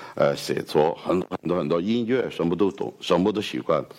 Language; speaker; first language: Chinese; non-native, fluent; Cantonese